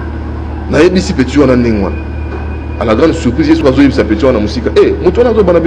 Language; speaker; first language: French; non-native, local second language; Lingala